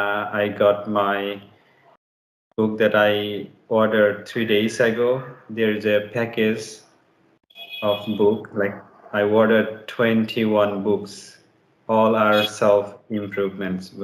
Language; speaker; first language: English; non-native, learner; Bangla